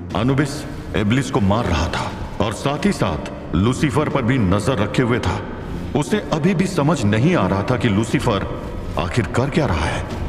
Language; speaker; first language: Hindi; native; Hindi